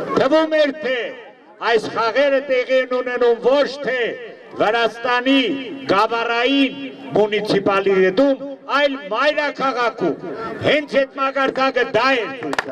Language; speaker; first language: Armenian; native; Armenian